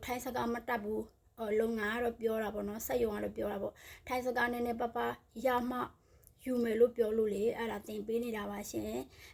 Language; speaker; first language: Burmese; native; Burmese